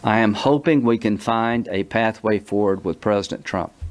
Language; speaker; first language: English; native; English